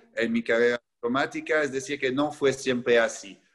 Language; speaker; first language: Spanish; non-native, fluent; French